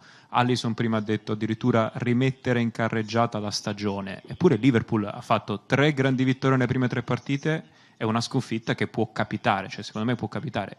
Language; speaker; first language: Italian; native; Italian